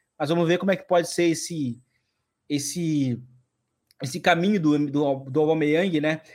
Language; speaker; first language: Portuguese; native; Portuguese